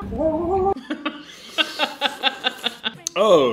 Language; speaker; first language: English; native; English